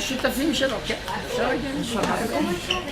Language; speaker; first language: Hebrew; non-native, fluent; English